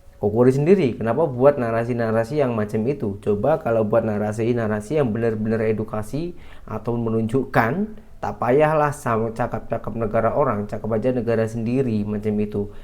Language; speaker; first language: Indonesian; native; Indonesian